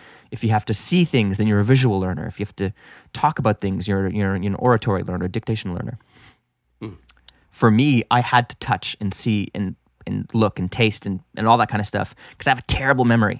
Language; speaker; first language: English; non-native, local second language; French